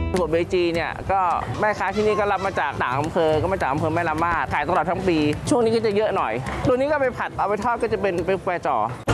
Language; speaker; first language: Thai; early bilingual, other home language; Chinese